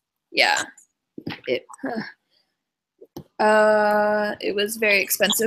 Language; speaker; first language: English; native; English